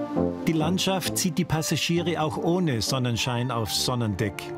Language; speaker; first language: German; native; German